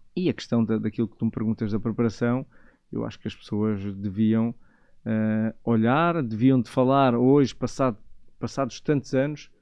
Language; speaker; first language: Portuguese; native; Portuguese